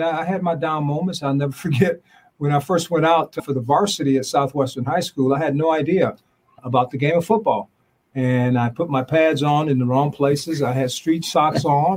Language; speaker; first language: English; early bilingual, other home language; Spanish